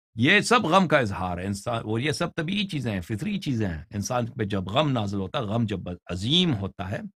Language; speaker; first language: Urdu; non-native, fluent; Persian